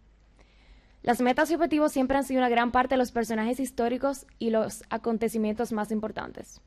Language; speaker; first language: Spanish; early bilingual, heritage; Spanish